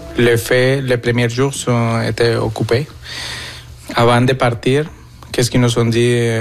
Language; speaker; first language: French; non-native, fluent; Spanish